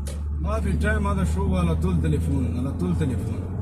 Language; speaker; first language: Arabic; non-native, learner; Hindi